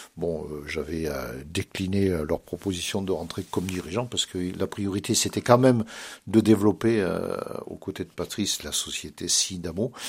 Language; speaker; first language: French; native; French